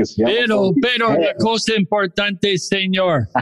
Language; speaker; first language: Spanish; non-native, fluent; English